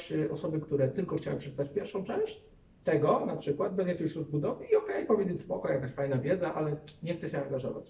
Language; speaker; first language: Polish; native; Polish